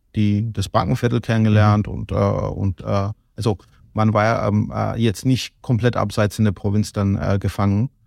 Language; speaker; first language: German; non-native, fluent; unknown